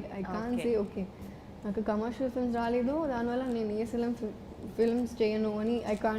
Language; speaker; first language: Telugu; non-native, fluent; Malayalam